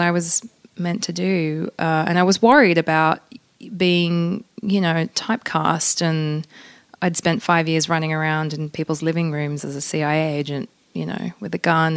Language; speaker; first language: English; non-native, local second language; Polish